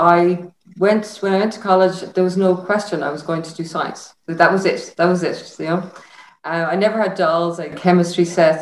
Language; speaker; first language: English; native; English